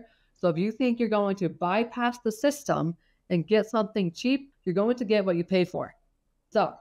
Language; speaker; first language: English; native; English